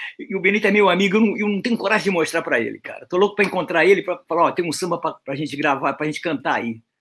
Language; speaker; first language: Portuguese; native; Portuguese